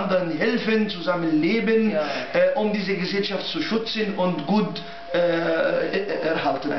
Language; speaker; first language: German; non-native, learner; Arabic